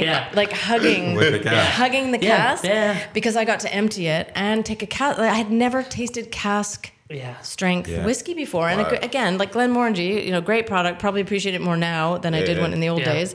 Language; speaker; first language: English; native; English